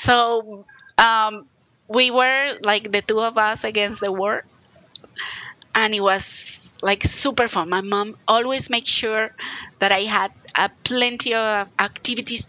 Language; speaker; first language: English; non-native, fluent; Spanish